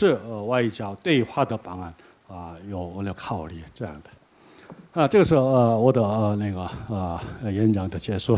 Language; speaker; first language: Chinese; non-native, learner; Korean